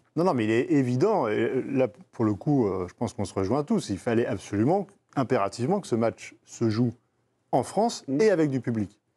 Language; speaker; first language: French; native; French